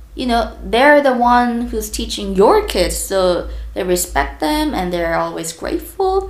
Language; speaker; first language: English; non-native, fluent; Korean